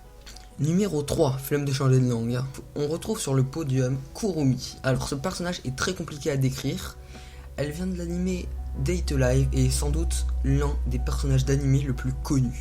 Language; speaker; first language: French; native; French